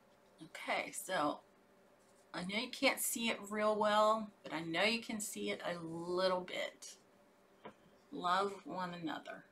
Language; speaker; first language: English; native; English